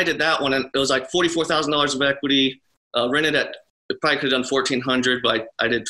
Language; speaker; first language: English; native; English